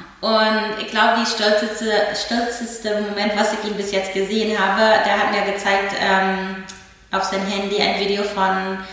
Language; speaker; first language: German; non-native, fluent; English